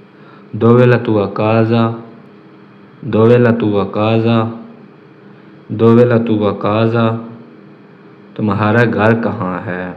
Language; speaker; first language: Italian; non-native, learner; Urdu